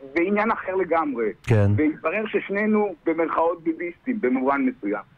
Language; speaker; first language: Hebrew; native; Hebrew